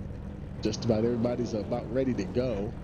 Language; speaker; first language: English; native; English